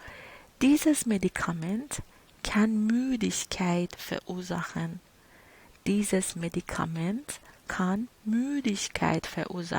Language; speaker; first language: German; non-native, fluent; Persian